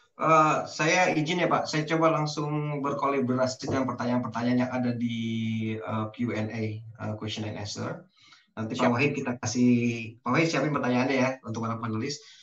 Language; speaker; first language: Indonesian; native; Indonesian